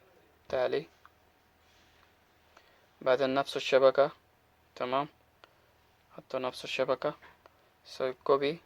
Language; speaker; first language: Arabic; non-native, learner; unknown